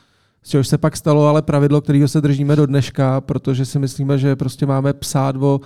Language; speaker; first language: Czech; native; Czech